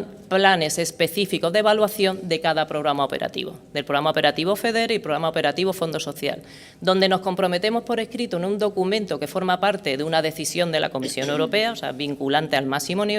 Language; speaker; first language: Spanish; native; Spanish